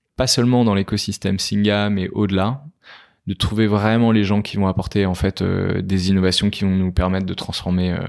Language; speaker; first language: French; native; French